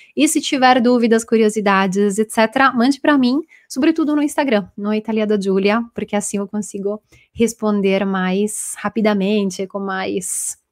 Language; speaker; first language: Portuguese; non-native, fluent; Italian